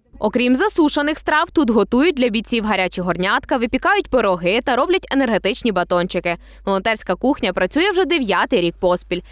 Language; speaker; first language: Ukrainian; native; Ukrainian